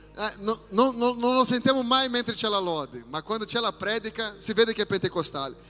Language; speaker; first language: Italian; non-native, fluent; Portuguese